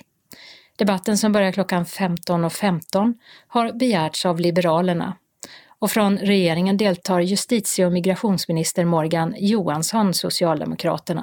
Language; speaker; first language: Swedish; native; Swedish